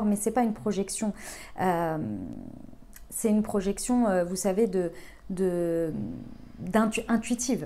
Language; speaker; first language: French; native; French